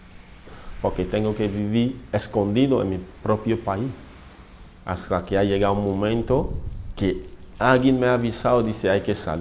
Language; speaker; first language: Spanish; non-native, learner; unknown